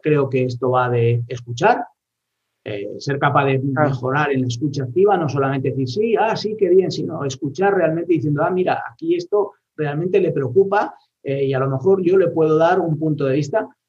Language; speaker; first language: Spanish; native; Spanish